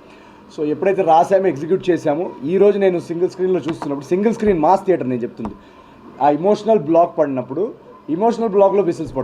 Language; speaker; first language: Telugu; native; Telugu